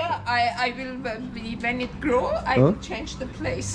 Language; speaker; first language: English; non-native, learner; Russian